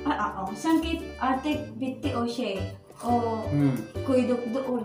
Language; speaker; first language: Turkish; non-native, learner; Filipino